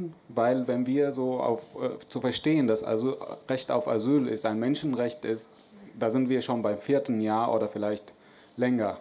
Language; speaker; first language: German; non-native, fluent; Arabic